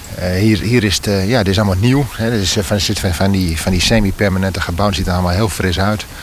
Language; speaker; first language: Dutch; native; Dutch